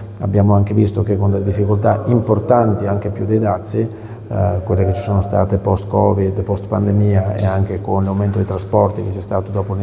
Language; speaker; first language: Italian; native; Italian